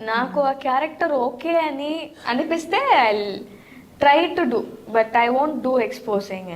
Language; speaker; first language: Telugu; non-native, learner; Tamil